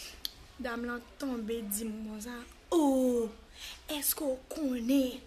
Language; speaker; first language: French; non-native, learner; Haitian Creole